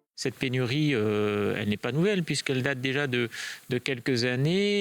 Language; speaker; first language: French; native; French